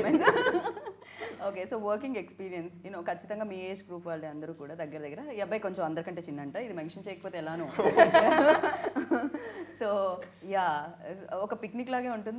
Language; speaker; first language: Telugu; native; Telugu